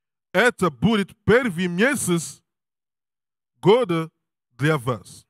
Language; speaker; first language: Russian; non-native, learner; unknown